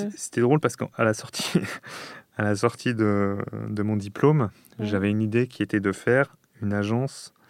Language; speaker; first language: French; native; French